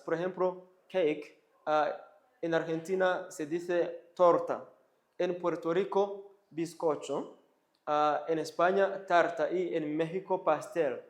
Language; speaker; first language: Spanish; non-native, fluent; Kinyarwanda